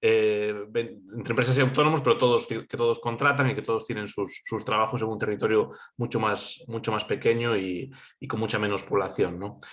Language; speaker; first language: Spanish; native; Spanish